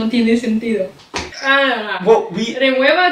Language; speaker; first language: Spanish; non-native, learner; English